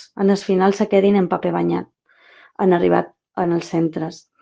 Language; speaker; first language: Catalan; non-native, local second language; Spanish